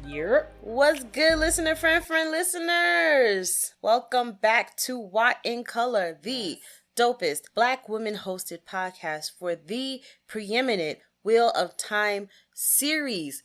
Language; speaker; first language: English; native; English